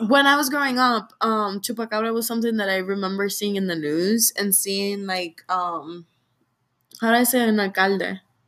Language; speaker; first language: English; non-native, local second language; Spanish